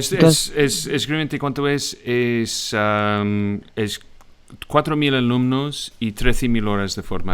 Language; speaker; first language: Spanish; non-native, fluent; English